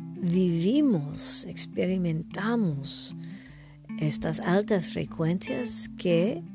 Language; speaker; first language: Spanish; non-native, learner; English